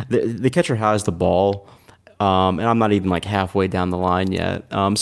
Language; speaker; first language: English; native; English